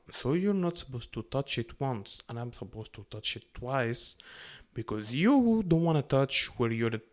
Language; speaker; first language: English; non-native, fluent; Arabic